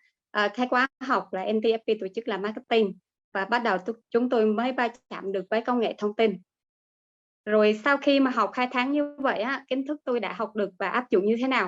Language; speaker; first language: Vietnamese; native; Vietnamese